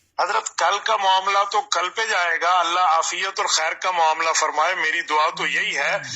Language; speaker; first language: Urdu; non-native, local second language; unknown